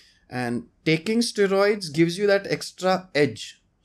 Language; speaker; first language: English; non-native, local second language; Konkani